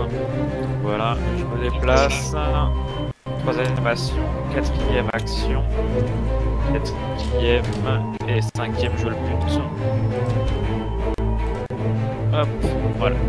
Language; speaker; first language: French; native; French